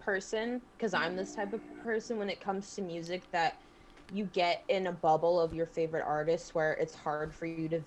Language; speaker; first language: English; native; English